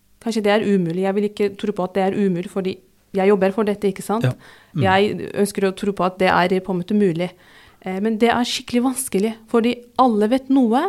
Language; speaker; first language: Norwegian; non-native, fluent; Turkish